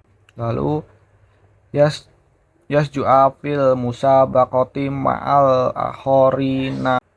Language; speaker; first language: Arabic; non-native, learner; Indonesian